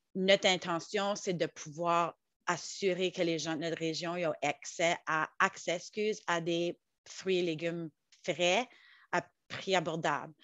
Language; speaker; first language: French; native; French